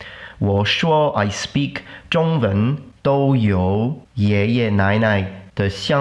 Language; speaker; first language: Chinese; non-native, learner; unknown